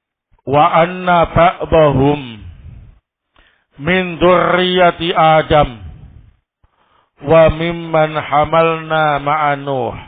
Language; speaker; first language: Arabic; non-native, fluent; Indonesian